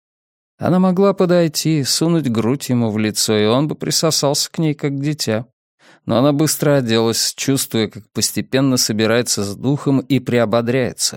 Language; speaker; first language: Russian; native; Russian